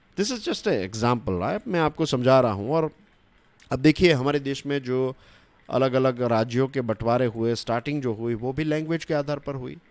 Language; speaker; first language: Hindi; non-native, local second language; Gujarati